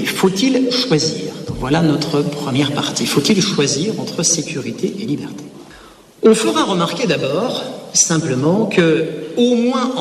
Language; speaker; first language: French; native; French